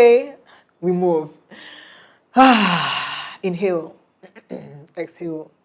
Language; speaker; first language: English; non-native, local second language; Igbo